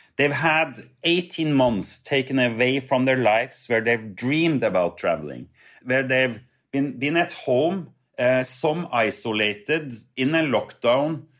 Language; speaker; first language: English; non-native, fluent; Norwegian